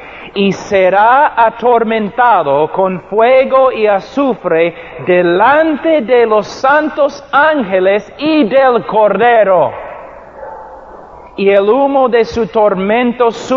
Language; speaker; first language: Spanish; non-native, fluent; English